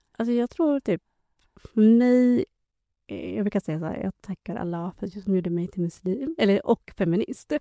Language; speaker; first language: Swedish; early bilingual, other home language; Somali